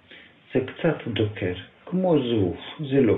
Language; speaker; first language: Hebrew; non-native, fluent; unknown